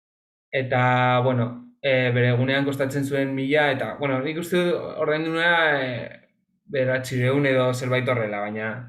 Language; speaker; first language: Basque; non-native, local second language; Spanish